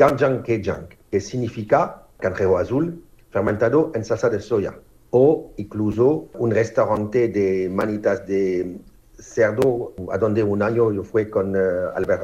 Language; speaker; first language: Spanish; non-native, fluent; French